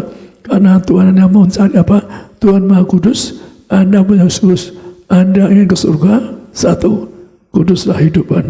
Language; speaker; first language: Indonesian; native; Indonesian